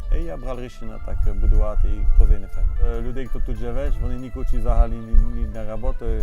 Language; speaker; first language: Ukrainian; non-native, learner; French